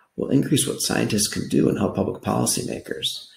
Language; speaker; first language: English; native; English